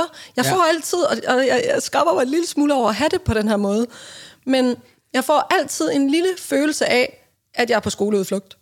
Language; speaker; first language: Danish; native; Danish